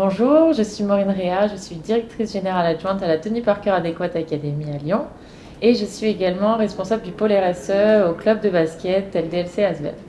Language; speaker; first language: French; native; French